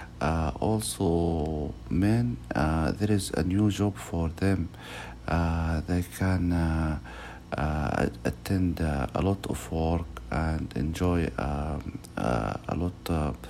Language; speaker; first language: English; non-native, learner; Arabic